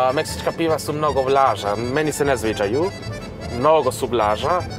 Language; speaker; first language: Croatian; non-native, fluent; Spanish